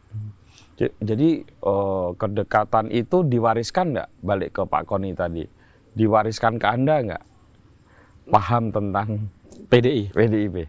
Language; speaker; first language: Indonesian; non-native, local second language; Javanese